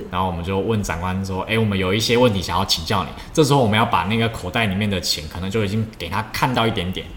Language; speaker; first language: Chinese; native; Chinese